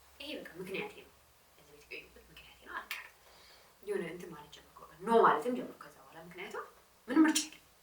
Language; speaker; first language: Amharic; non-native, local second language; Sebat Bet Gurage